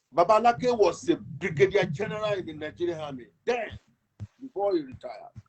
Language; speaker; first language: English; non-native, local second language; Yoruba